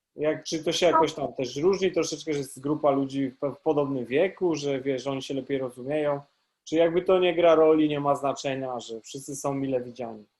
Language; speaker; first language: Polish; native; Polish